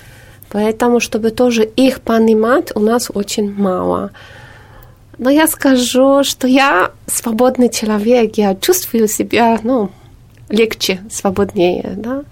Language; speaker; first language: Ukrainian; non-native, learner; Polish